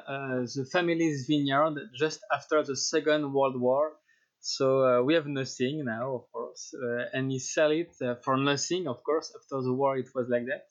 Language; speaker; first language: English; non-native, fluent; French